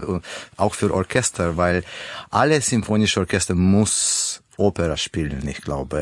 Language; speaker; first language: German; non-native, learner; Russian